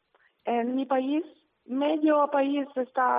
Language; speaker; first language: Spanish; non-native, learner; Ukrainian